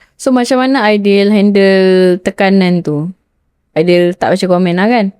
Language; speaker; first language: Malay; native; Malay